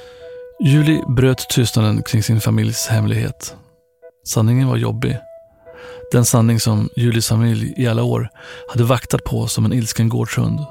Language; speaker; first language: Swedish; native; Swedish